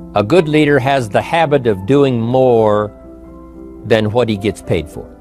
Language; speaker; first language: English; native; English